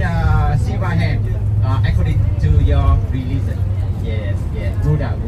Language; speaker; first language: English; non-native, learner; Vietnamese